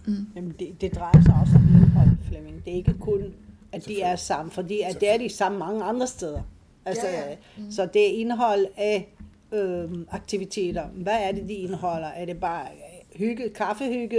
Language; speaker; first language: Danish; non-native, fluent; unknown